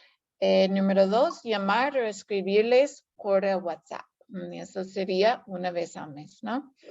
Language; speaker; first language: Spanish; non-native, fluent; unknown